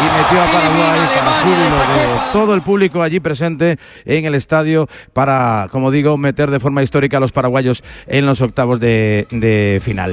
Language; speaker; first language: Spanish; native; Spanish